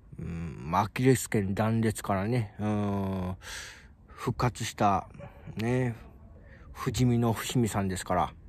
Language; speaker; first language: Japanese; native; Japanese